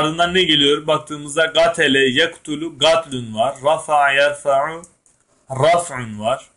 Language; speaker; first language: Turkish; native; Turkish